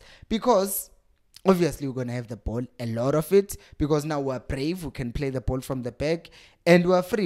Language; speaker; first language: English; non-native, local second language; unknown